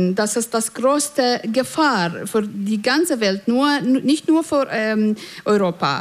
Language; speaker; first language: German; non-native, fluent; Central Kurdish